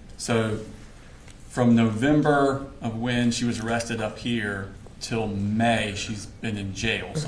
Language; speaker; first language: English; native; English